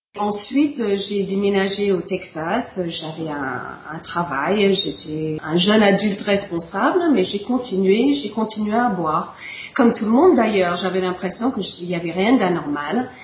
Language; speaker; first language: French; non-native, fluent; English